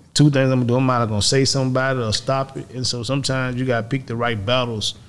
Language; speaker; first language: English; native; English